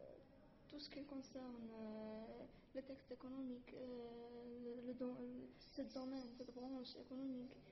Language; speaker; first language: French; non-native, learner; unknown